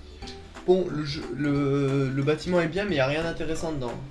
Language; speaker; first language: French; native; French